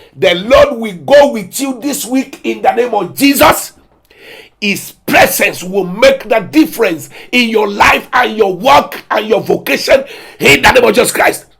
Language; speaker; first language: English; non-native, local second language; Yoruba